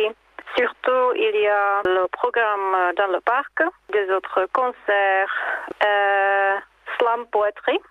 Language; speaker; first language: French; non-native, fluent; Czech